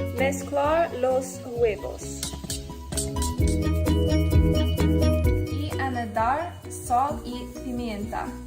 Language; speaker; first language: Spanish; non-native, learner; English